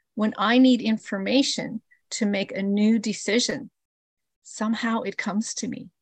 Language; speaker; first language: English; early bilingual, other home language; Spanish